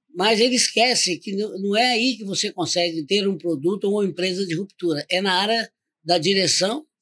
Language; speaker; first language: Portuguese; native; Portuguese